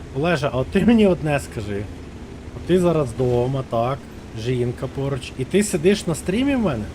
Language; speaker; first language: Ukrainian; non-native, local second language; Russian